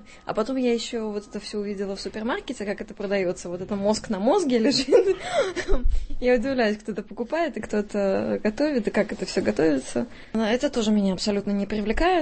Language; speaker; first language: Russian; native; Russian